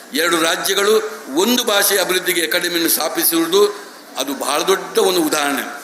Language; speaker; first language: Kannada; non-native, local second language; Tulu